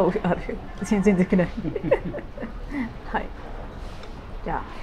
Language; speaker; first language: Japanese; non-native, learner; Arabic